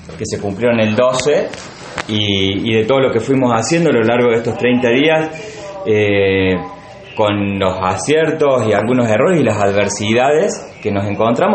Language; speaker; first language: Spanish; native; Spanish